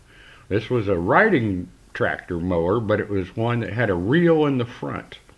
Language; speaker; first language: English; native; English